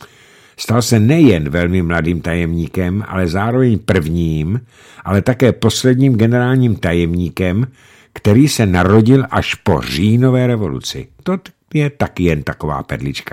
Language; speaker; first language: Czech; native; Czech